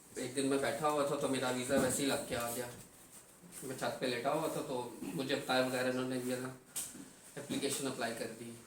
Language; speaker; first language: Urdu; non-native, local second language; Punjabi